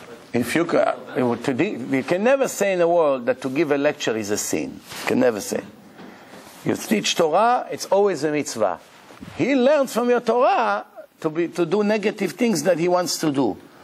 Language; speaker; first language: English; non-native, fluent; Hebrew